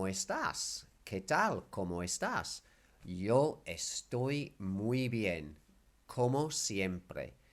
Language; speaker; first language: Spanish; non-native, fluent; English